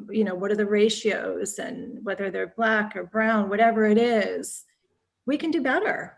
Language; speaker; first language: English; native; English